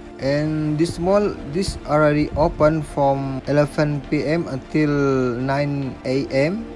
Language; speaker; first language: English; non-native, local second language; Indonesian